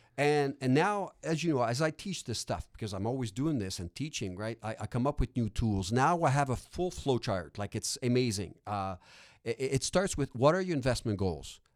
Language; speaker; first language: English; non-native, local second language; French